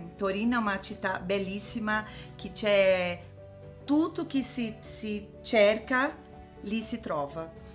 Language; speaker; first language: Italian; non-native, learner; Portuguese